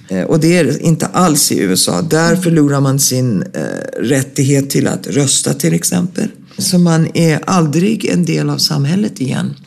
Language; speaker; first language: Swedish; native; Swedish